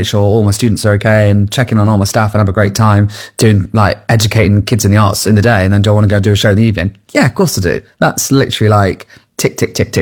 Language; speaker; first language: English; native; English